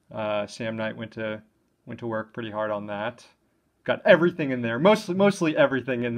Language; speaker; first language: English; native; English